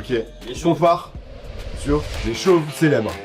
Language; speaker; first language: French; native; French